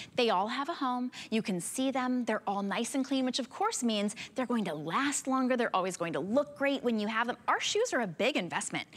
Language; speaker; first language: English; native; English